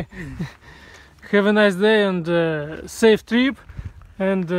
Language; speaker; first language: English; non-native, learner; Russian